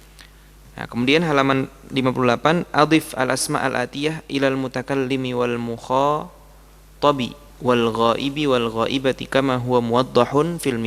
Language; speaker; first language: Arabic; non-native, fluent; Indonesian